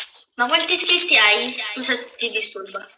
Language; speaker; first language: Italian; native; Italian